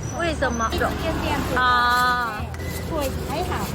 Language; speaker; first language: Chinese; non-native, learner; Korean